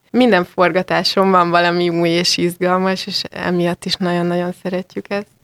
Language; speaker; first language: Hungarian; native; Hungarian